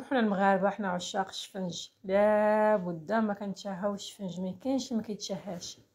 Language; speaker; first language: Arabic; native; Arabic